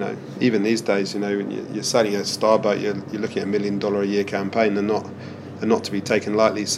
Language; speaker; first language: English; native; English